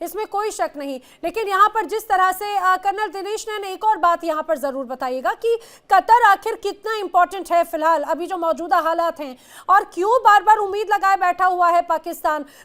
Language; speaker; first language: Hindi; native; Hindi